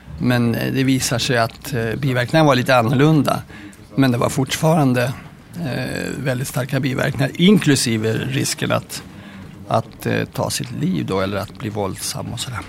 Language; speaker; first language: Swedish; native; Swedish